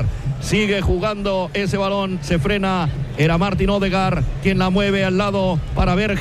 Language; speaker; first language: Spanish; native; Spanish